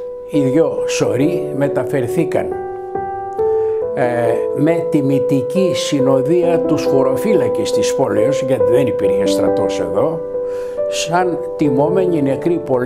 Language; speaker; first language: Greek; native; Greek